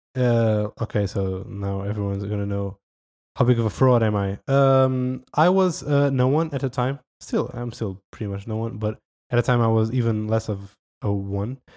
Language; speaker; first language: English; non-native, fluent; Portuguese